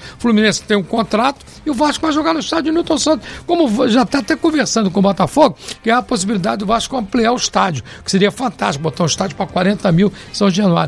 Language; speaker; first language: Portuguese; native; Portuguese